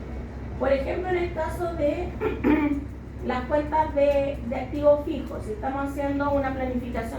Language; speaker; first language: Spanish; native; Spanish